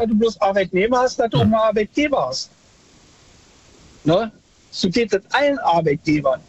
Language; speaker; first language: German; native; German